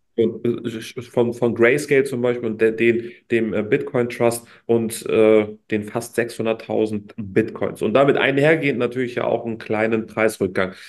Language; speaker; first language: German; native; German